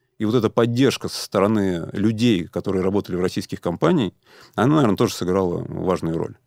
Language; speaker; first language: Russian; native; Russian